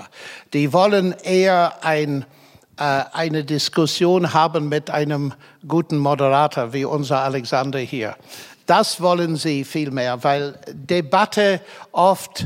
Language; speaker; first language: German; non-native, fluent; English